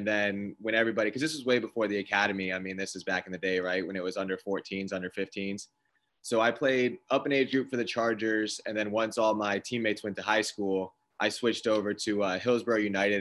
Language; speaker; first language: English; native; English